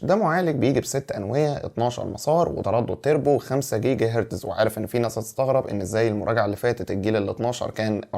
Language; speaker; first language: Arabic; native; Arabic